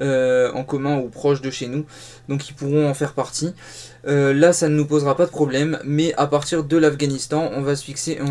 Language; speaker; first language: French; native; French